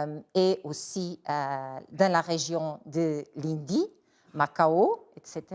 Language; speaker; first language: French; non-native, fluent; Portuguese